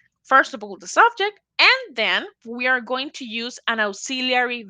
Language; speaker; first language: English; non-native, fluent; Spanish